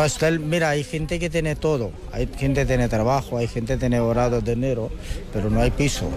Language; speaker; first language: Spanish; non-native, learner; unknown